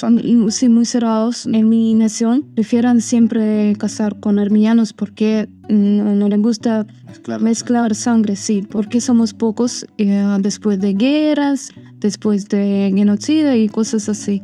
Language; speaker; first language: Spanish; non-native, learner; Armenian